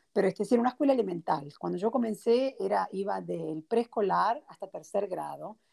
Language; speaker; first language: Spanish; native; Spanish